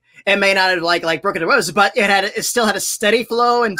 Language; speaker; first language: English; native; English